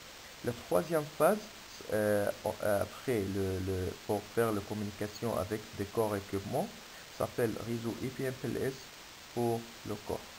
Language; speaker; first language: French; non-native, fluent; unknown